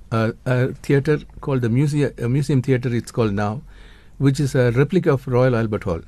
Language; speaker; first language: English; non-native, local second language; Tamil